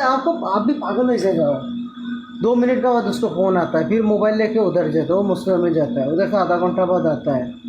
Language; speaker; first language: Hindi; non-native, learner; Bangla